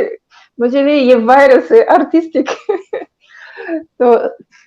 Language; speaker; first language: Hindi; non-native, learner; Greek